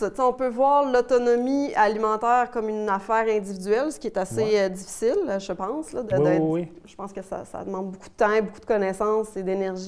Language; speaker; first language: French; native; French